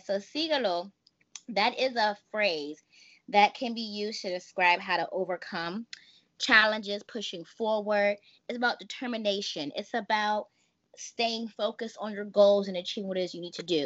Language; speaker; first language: English; native; English